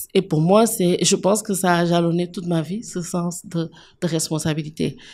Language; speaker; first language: French; non-native, local second language; Wolof